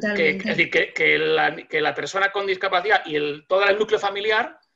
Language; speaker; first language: Spanish; native; Spanish